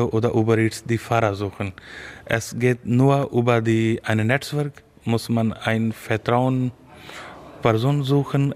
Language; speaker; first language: German; non-native, learner; Urdu